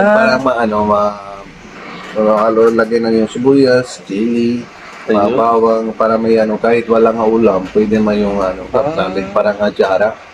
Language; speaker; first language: Filipino; non-native, learner; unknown